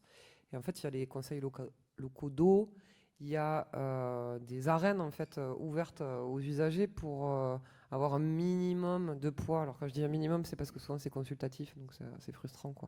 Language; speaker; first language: French; native; French